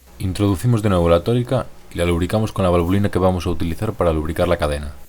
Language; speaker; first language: Spanish; native; Spanish